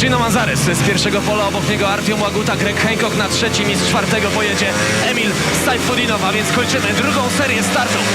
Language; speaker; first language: Polish; native; Polish